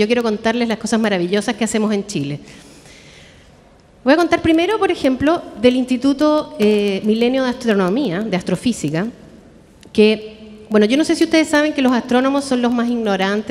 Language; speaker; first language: Spanish; native; Spanish